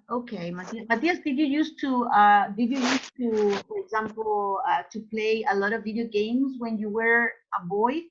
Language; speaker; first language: English; non-native, fluent; Spanish